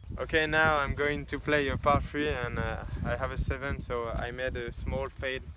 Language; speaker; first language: English; non-native, learner; French